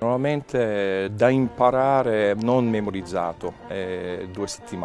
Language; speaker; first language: Italian; non-native, learner; English